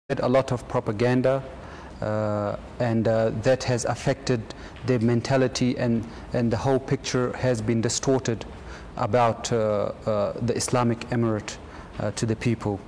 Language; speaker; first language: English; non-native, fluent; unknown